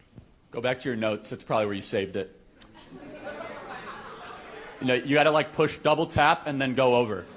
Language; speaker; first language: English; native; English